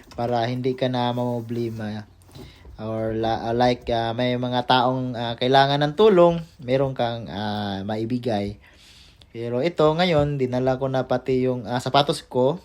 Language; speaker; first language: Filipino; non-native, local second language; Cebuano